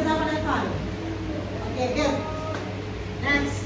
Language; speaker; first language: English; non-native, fluent; Indonesian